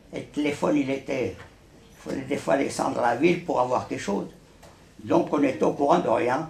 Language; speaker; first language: French; early bilingual, other home language; Spanish